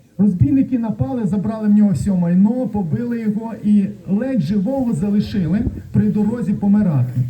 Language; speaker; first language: Ukrainian; non-native, local second language; Russian